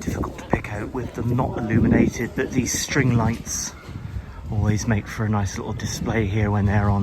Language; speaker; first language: English; native; English